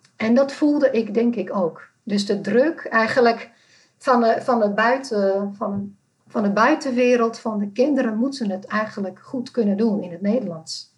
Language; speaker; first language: Dutch; non-native, fluent; Czech